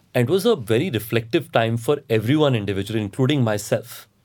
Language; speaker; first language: English; non-native, local second language; Hindi